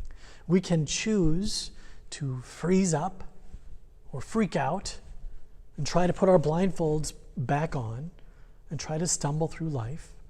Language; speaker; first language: English; native; English